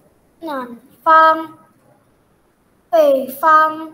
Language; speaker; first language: Chinese; non-native, learner; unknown